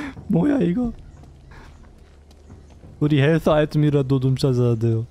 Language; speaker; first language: Korean; non-native, learner; German